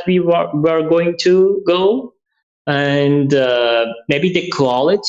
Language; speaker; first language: English; non-native, learner; Persian